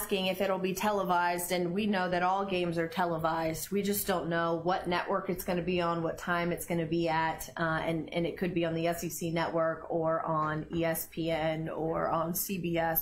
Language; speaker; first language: English; native; English